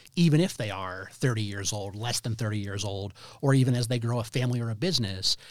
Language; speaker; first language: English; native; English